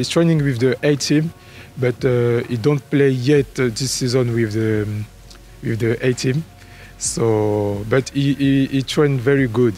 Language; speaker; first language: English; non-native, learner; French